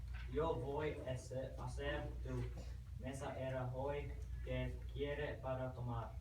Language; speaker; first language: Spanish; non-native, learner; English